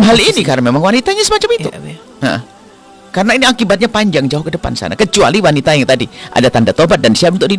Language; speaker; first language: Indonesian; native; Indonesian